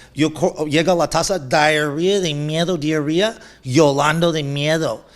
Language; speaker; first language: Spanish; non-native, learner; English